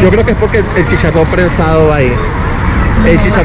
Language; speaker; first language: Spanish; native; Spanish